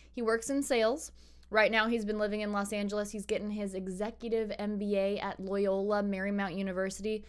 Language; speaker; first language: English; native; English